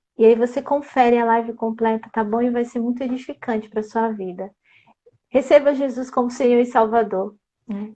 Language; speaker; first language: Portuguese; native; Portuguese